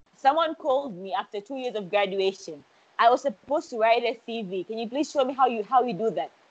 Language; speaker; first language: English; non-native, local second language; Swahili